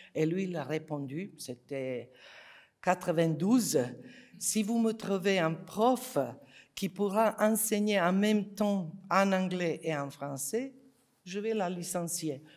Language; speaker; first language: French; non-native, fluent; Serbian